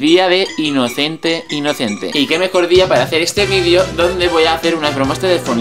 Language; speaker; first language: Spanish; native; Spanish